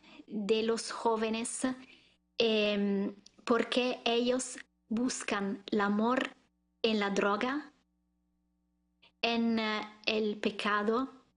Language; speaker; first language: Spanish; non-native, fluent; Italian